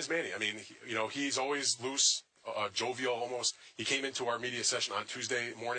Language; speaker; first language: English; native; English